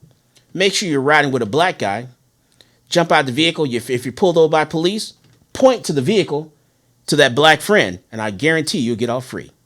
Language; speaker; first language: English; native; English